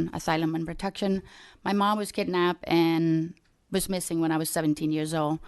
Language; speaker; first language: English; early bilingual, other home language; Khmer